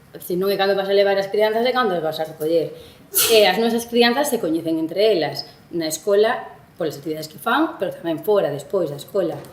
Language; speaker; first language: Galician; non-native, local second language; Spanish